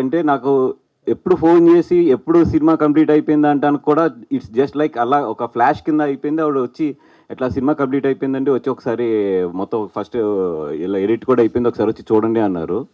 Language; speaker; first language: Telugu; native; Telugu